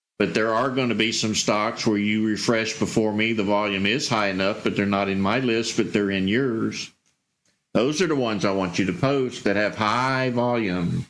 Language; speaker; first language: English; native; English